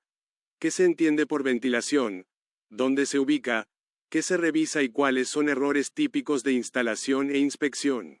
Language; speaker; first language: Spanish; native; Spanish